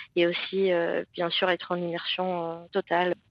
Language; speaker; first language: French; non-native, fluent; English